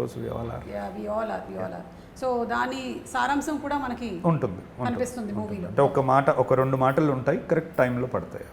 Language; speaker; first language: Telugu; native; Telugu